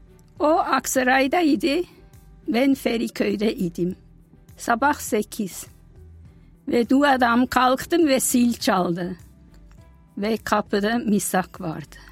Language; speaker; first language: Turkish; non-native, fluent; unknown